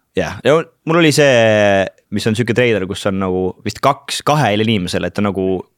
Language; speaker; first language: Estonian; native; Estonian